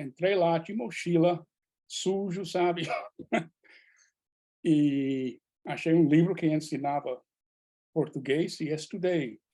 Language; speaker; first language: Portuguese; non-native, fluent; English